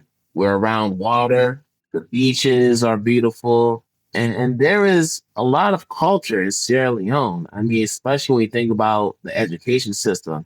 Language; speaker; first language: English; early bilingual, other home language; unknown